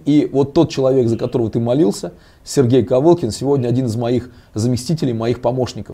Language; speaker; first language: Russian; native; Russian